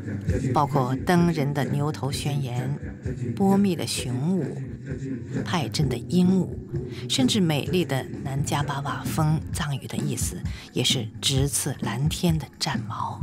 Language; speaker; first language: Chinese; native; Chinese